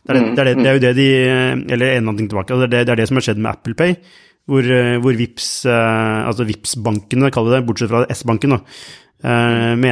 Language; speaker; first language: Norwegian; native; Norwegian